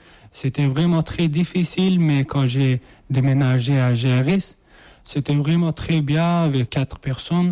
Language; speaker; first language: French; non-native, learner; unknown